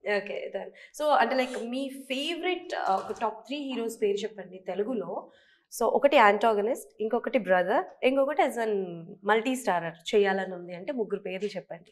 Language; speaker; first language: Telugu; native; Telugu